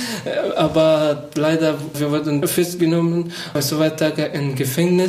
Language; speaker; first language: German; non-native, learner; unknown